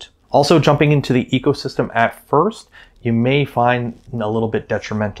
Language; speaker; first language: English; native; English